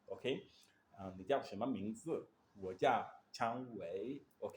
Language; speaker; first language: Chinese; non-native, learner; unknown